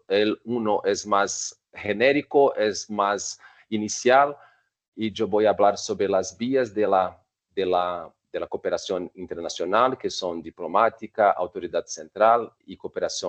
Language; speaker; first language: Spanish; non-native, fluent; Portuguese